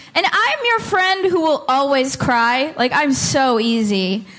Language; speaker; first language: English; native; English